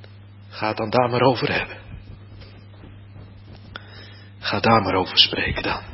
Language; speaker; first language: Dutch; native; Dutch